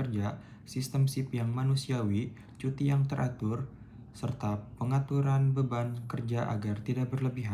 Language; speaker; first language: Indonesian; native; Indonesian